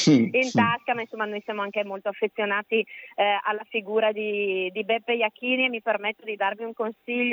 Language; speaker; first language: Italian; native; Italian